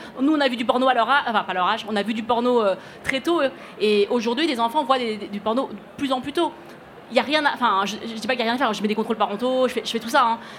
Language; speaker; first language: French; early bilingual, other home language; Cantonese